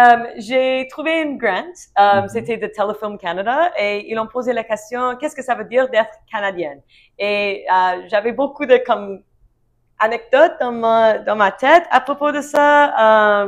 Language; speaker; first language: French; non-native, learner; English